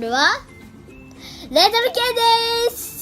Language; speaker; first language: Japanese; early bilingual, heritage; Japanese